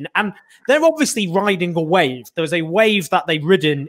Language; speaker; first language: English; native; English